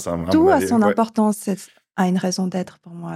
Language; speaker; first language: French; native; French